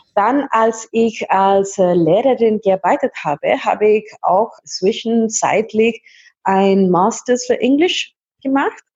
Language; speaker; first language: German; non-native, fluent; Hindi